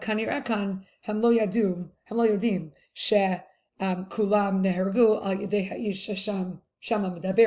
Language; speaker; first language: Hebrew; non-native, fluent; English